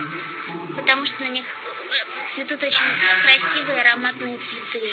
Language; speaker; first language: Russian; native; Russian